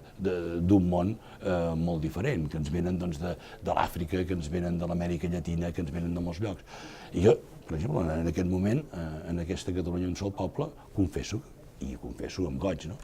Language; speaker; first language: Catalan; native; Catalan